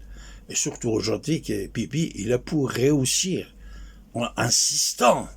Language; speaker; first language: French; non-native, fluent; Persian